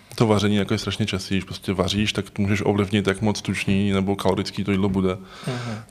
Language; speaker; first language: Czech; native; Czech